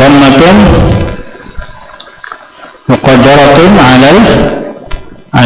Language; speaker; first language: Arabic; non-native, fluent; Indonesian